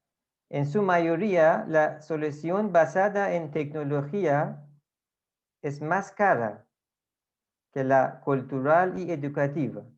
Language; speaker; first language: Spanish; non-native, fluent; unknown